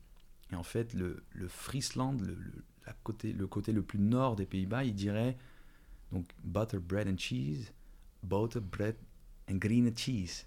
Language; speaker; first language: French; early bilingual, other home language; Dutch